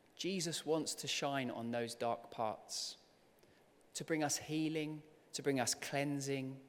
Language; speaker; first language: English; native; English